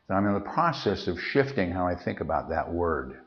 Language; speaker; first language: English; native; English